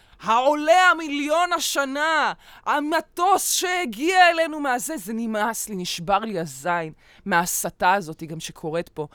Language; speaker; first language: Hebrew; early bilingual, other home language; Russian